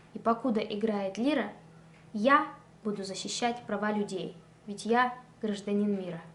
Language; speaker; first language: Russian; native; Russian